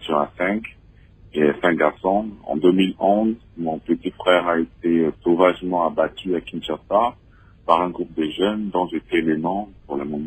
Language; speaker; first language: French; non-native, local second language; Lingala